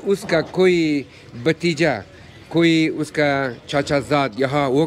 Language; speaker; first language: Hindi; non-native, local second language; Persian